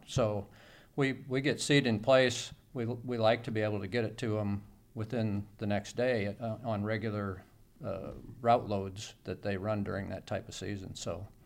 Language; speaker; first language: English; native; English